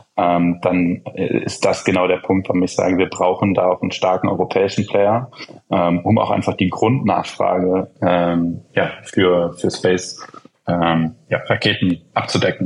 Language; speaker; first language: German; native; German